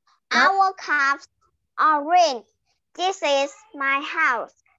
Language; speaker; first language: English; non-native, learner; Vietnamese